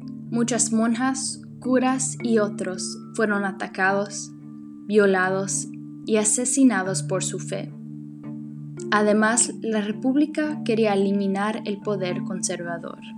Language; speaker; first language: Spanish; non-native, fluent; English